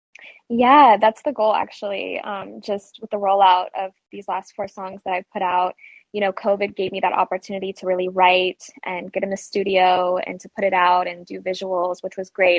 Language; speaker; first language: English; native; English